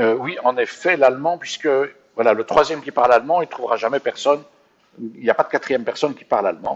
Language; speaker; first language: French; native; French